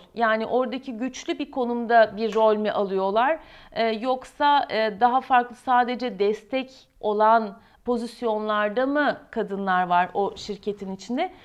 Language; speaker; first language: Turkish; native; Turkish